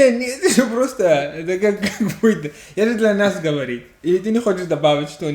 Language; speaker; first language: Russian; non-native, learner; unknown